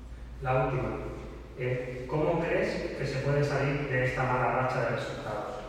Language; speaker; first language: Spanish; native; Spanish